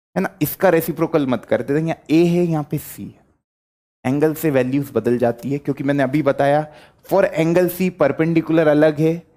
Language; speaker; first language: Hindi; native; Hindi